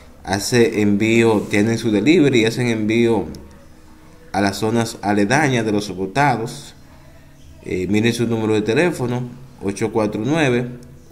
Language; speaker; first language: Spanish; native; Spanish